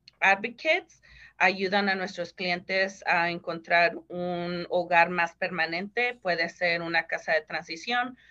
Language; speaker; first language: Spanish; early bilingual, heritage; Spanish